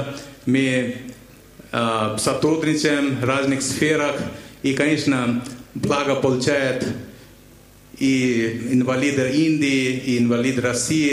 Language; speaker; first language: Russian; non-native, fluent; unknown